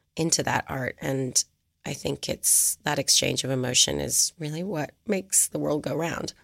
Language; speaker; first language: English; native; English